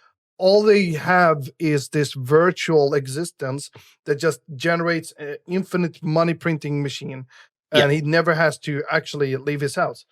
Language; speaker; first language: English; native; English